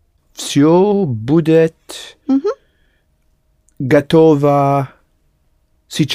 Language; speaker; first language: Russian; non-native, learner; English